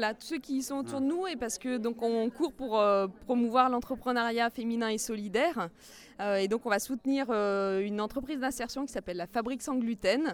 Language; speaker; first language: French; native; French